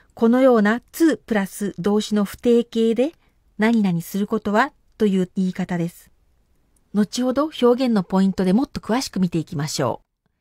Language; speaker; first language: Japanese; native; Japanese